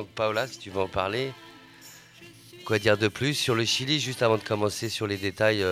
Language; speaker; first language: French; native; French